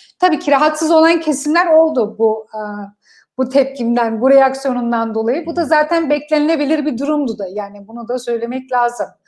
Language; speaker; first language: Turkish; non-native, fluent; Kurdish